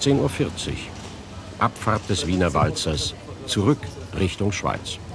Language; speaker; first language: German; native; German